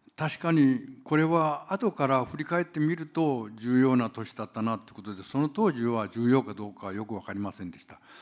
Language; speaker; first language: Japanese; non-native, fluent; Korean